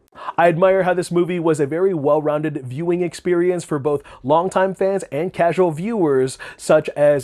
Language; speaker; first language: English; native; English